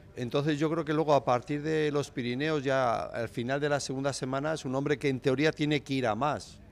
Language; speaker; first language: Spanish; native; Spanish